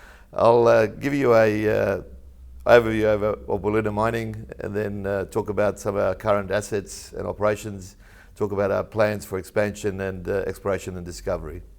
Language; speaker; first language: English; native; English